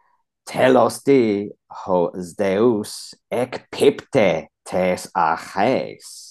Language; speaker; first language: Greek; non-native, fluent; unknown